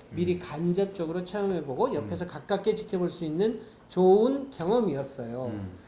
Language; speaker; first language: Korean; native; Korean